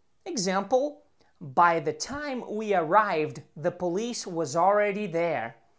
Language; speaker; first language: English; non-native, fluent; Portuguese